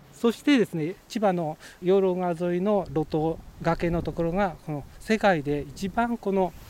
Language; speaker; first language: Japanese; native; Japanese